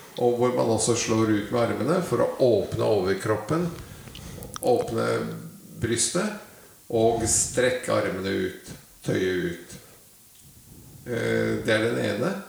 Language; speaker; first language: Norwegian; native; Norwegian